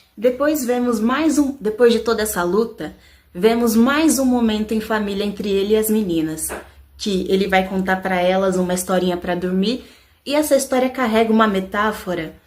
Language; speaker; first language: Portuguese; native; Portuguese